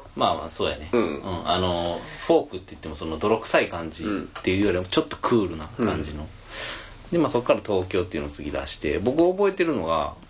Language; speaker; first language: Japanese; native; Japanese